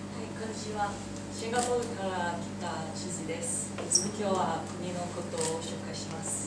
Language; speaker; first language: Japanese; non-native, learner; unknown